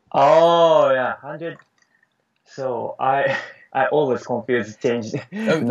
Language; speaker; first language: English; non-native, learner; Japanese